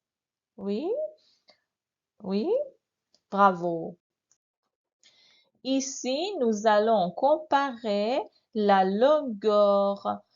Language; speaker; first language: French; non-native, fluent; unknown